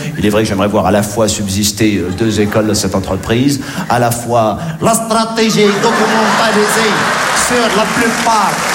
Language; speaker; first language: French; non-native, local second language; Arabic